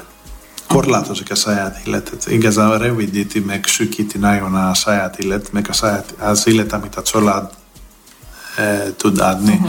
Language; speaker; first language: Hungarian; non-native, fluent; Greek